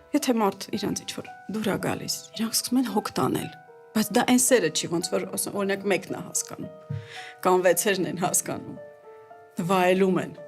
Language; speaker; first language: Armenian; early bilingual, heritage; Armenian